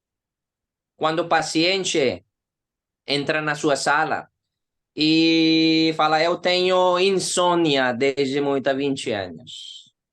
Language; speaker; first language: Portuguese; non-native, learner; Hindi